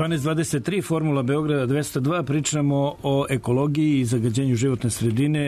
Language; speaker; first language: Serbian; native; Serbian